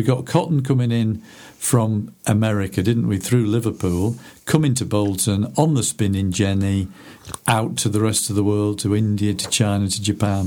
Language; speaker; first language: English; native; English